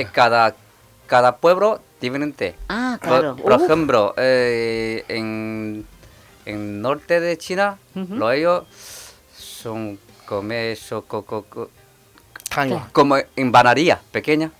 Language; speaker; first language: Spanish; non-native, learner; Chinese